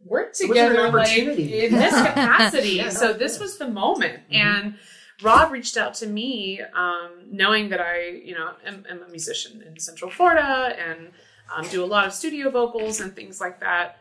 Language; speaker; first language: English; native; English